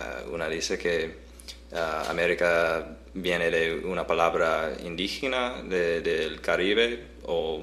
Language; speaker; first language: Spanish; non-native, fluent; English